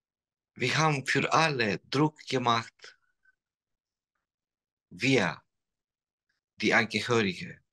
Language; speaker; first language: German; non-native, learner; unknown